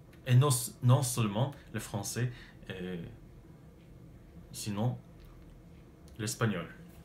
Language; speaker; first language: French; non-native, learner; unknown